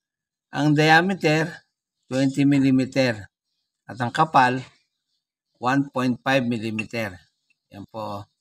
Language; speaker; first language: Filipino; native; Filipino